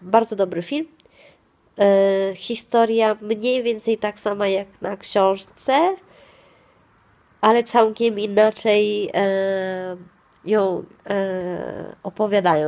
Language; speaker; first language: Polish; non-native, fluent; Italian